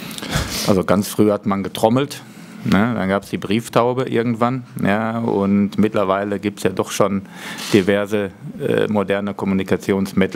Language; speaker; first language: German; native; German